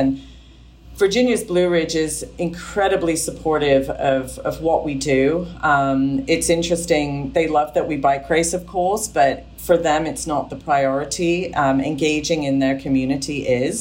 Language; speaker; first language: English; native; English